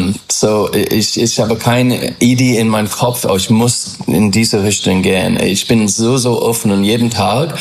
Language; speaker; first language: German; non-native, fluent; English